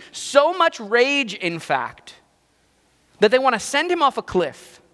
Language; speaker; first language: English; native; English